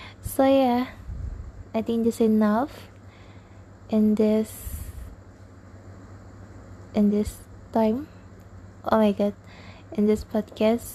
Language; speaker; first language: English; non-native, learner; Indonesian